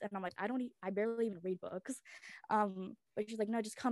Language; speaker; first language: English; early bilingual, other home language; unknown